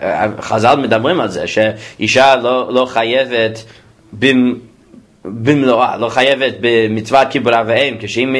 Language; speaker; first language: Hebrew; non-native, fluent; English